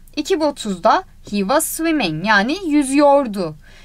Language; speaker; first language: English; non-native, fluent; Turkish